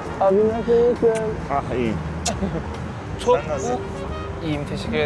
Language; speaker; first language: Turkish; non-native, learner; Korean